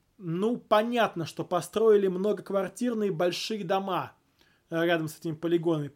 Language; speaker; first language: Russian; native; Russian